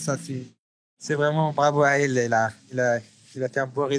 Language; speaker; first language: French; non-native, learner; Arabic